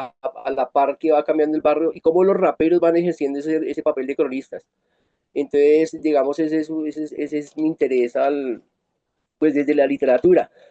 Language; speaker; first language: Spanish; native; Spanish